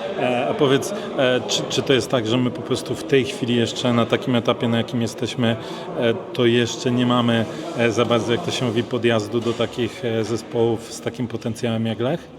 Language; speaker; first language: Polish; native; Polish